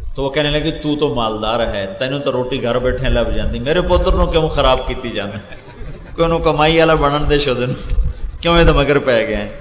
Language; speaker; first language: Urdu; non-native, local second language; Punjabi